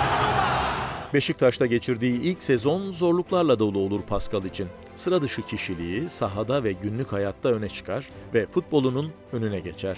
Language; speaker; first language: Turkish; native; Turkish